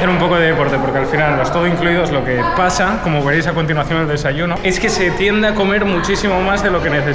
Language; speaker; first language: Spanish; native; Spanish